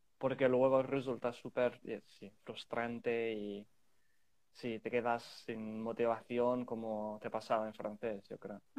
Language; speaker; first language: Spanish; non-native, fluent; English